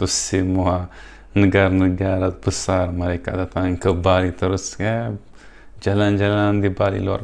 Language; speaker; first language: Indonesian; non-native, fluent; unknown